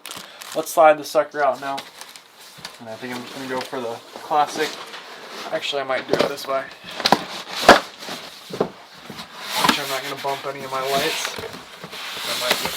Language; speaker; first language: English; native; English